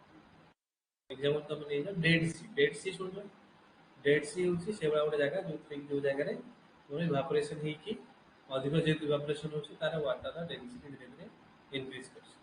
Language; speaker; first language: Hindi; non-native, local second language; Odia